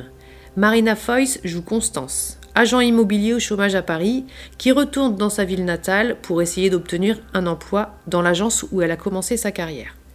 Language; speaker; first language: French; native; French